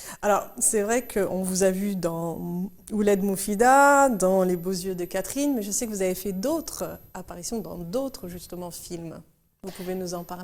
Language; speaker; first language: French; native; French